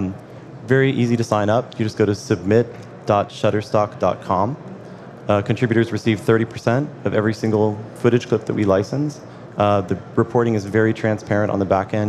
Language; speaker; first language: English; native; English